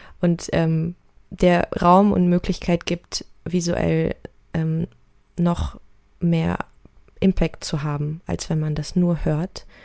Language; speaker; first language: German; early bilingual, other home language; Russian